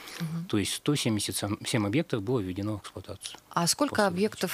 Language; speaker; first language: Russian; native; Russian